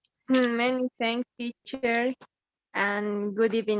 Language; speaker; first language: English; non-native, learner; Spanish